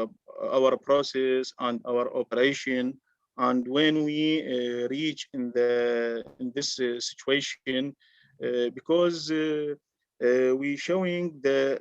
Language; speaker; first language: English; non-native, learner; Arabic